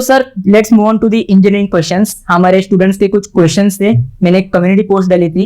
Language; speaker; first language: Hindi; non-native, local second language; Marathi